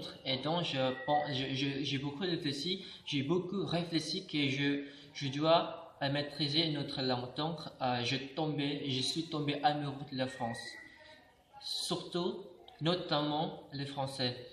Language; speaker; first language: French; non-native, learner; Indonesian